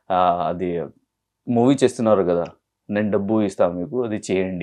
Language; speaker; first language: Telugu; non-native, learner; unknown